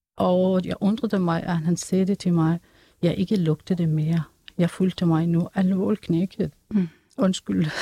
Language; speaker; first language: Danish; non-native, fluent; Persian